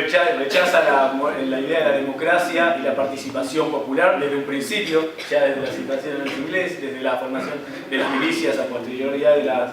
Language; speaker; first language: Spanish; native; Spanish